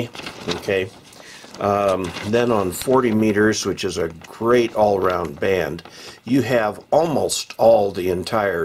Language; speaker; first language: English; native; English